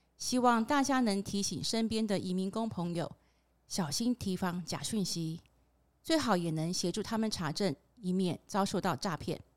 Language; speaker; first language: Chinese; non-native, fluent; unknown